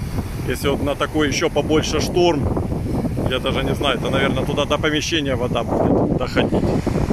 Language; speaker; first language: Russian; native; Russian